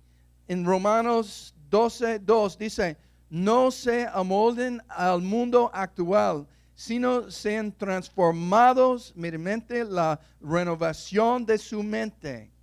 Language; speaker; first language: Spanish; non-native, fluent; English